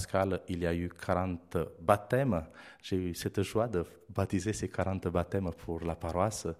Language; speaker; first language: French; non-native, fluent; Romanian